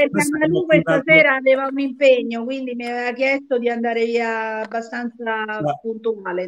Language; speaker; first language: Italian; native; Italian